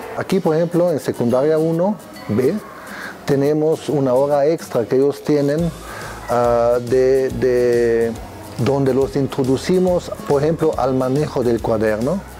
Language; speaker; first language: Spanish; non-native, fluent; German